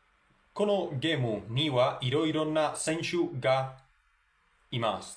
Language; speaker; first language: Japanese; non-native, learner; Spanish